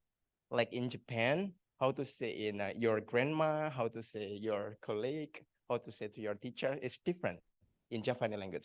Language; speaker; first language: English; non-native, learner; Indonesian